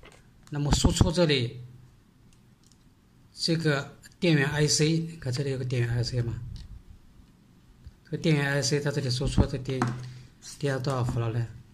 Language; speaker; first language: Chinese; native; Chinese